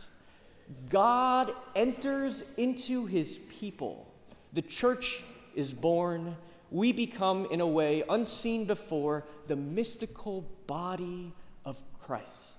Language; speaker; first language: English; native; English